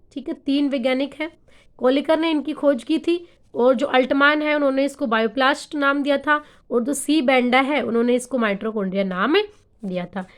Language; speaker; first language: Hindi; native; Hindi